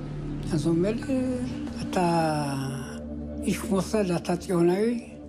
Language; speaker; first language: Hebrew; early bilingual, other home language; Amharic